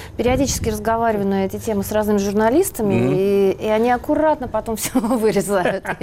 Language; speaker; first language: Russian; native; Russian